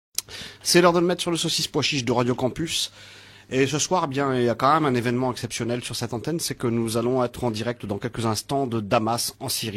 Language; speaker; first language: French; native; French